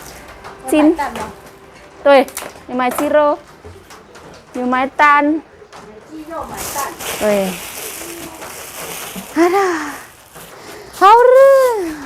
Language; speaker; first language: Chinese; non-native, local second language; Indonesian